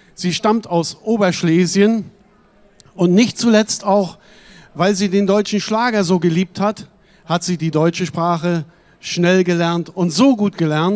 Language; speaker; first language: German; native; German